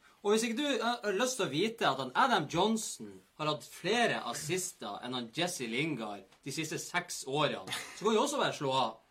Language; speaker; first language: Norwegian; native; Norwegian